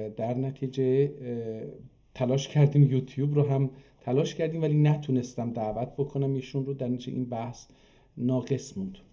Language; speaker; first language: Persian; non-native, local second language; Azerbaijani